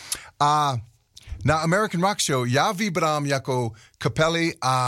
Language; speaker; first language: Czech; non-native, learner; English